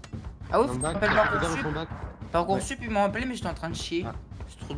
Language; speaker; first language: French; native; French